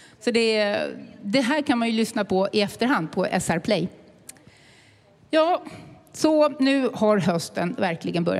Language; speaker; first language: Swedish; native; Swedish